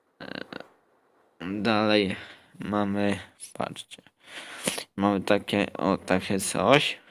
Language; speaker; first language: Polish; native; Polish